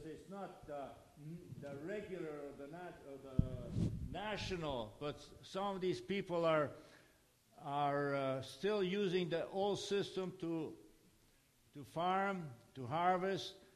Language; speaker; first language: English; early bilingual, other home language; Ukrainian